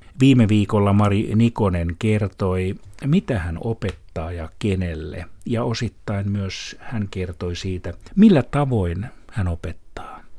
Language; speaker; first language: Finnish; native; Finnish